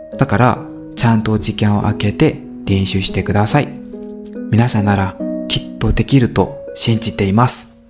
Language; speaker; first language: Japanese; non-native, learner; Burmese